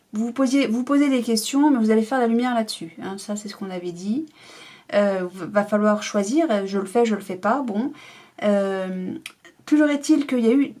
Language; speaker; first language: French; native; French